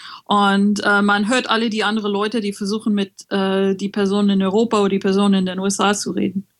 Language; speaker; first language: German; non-native, learner; French